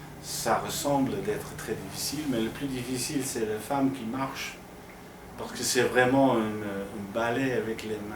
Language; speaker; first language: French; non-native, fluent; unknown